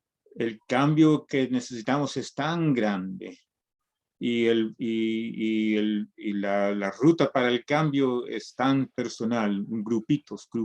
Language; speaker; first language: Spanish; early bilingual, heritage; Spanish